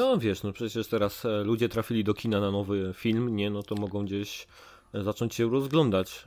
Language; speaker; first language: Polish; native; Polish